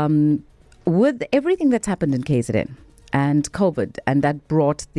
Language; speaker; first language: English; native; English